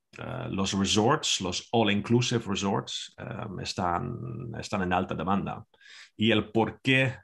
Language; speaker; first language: Spanish; non-native, fluent; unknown